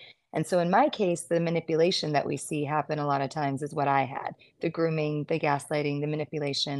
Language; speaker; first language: English; native; English